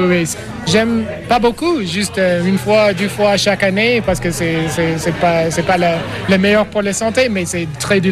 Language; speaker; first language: French; non-native, learner; English